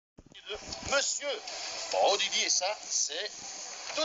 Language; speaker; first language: French; native; French